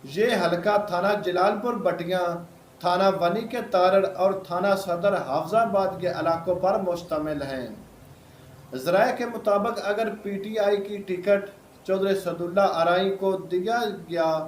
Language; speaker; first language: Urdu; non-native, local second language; Punjabi